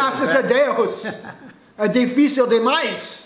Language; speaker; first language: Portuguese; non-native, fluent; English